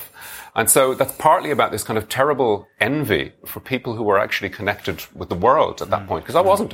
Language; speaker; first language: English; native; English